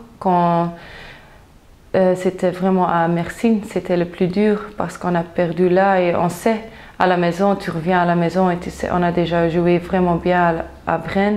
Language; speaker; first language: French; non-native, local second language; Dutch